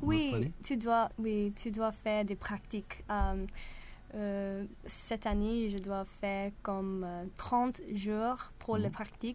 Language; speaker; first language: French; non-native, learner; English